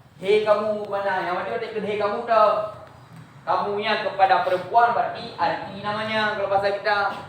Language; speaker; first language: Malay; non-native, local second language; Achinese